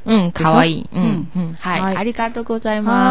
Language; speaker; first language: Japanese; non-native, learner; Chinese